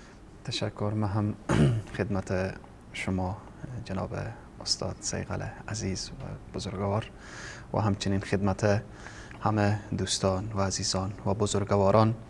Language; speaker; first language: Persian; native; Persian